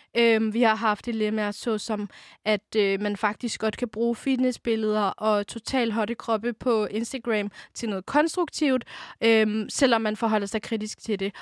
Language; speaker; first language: Danish; early bilingual, other home language; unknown